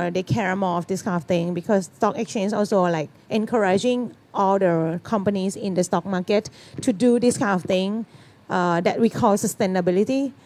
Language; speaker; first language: English; non-native, fluent; Thai